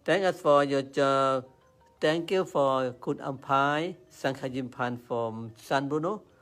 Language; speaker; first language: English; non-native, learner; Thai